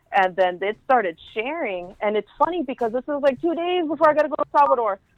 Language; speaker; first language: English; early bilingual, other home language; Spanish